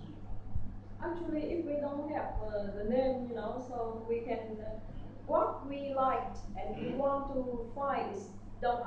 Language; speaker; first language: English; non-native, learner; Vietnamese